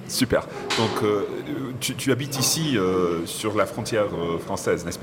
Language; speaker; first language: French; non-native, fluent; English